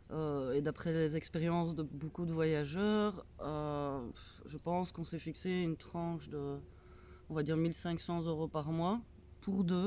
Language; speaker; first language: French; native; French